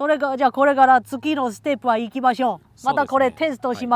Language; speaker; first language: Japanese; non-native, learner; Chinese